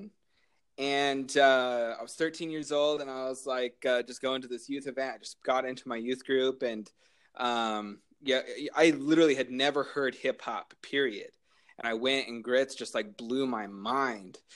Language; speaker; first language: English; native; English